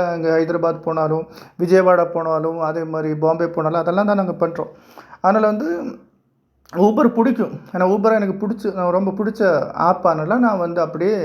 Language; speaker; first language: Tamil; non-native, local second language; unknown